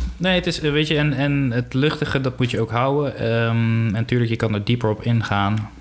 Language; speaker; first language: Dutch; early bilingual, other home language; Papiamento